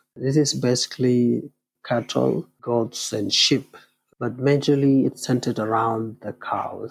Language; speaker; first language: English; non-native, local second language; Kalenjin